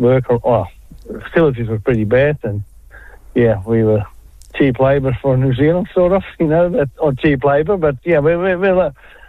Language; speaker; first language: English; non-native, fluent; Dutch